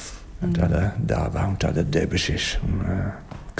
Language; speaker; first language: Latvian; non-native, learner; Dutch